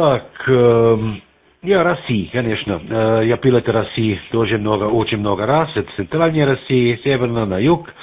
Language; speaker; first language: Russian; non-native, learner; German